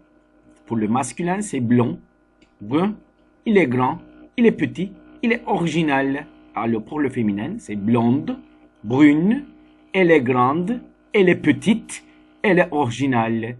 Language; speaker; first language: French; non-native, fluent; Turkish